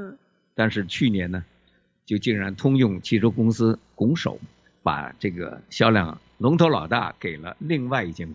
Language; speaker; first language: Chinese; native; Chinese